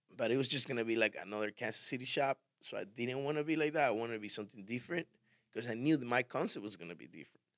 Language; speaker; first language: English; early bilingual, other home language; Spanish